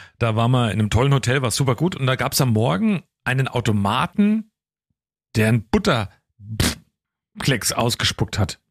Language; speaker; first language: German; native; German